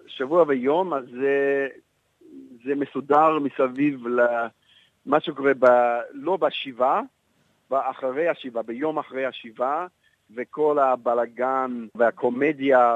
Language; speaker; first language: Hebrew; non-native, fluent; English